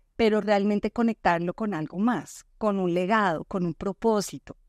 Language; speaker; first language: Spanish; native; Spanish